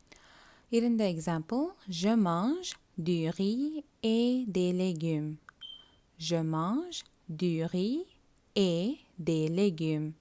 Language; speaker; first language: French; non-native, fluent; Tamil